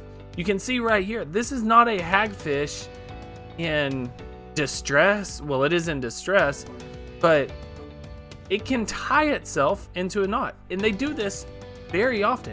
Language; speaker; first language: English; native; English